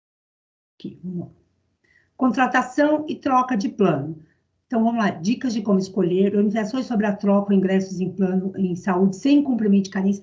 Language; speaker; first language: Portuguese; native; Portuguese